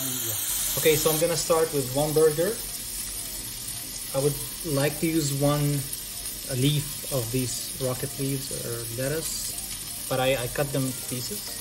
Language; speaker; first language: English; non-native, local second language; Filipino